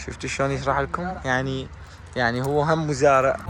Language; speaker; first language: Arabic; native; Arabic